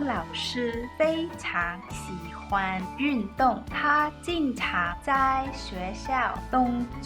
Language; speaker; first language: Chinese; non-native, learner; English